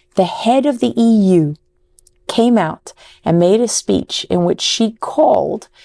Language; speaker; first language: English; native; English